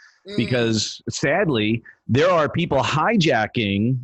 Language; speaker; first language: English; native; English